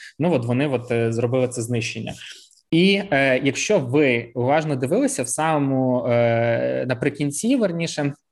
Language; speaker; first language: Ukrainian; native; Ukrainian